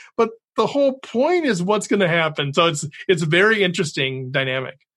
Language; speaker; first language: English; native; English